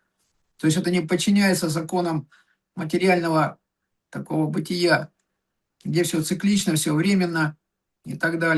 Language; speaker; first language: Russian; native; Russian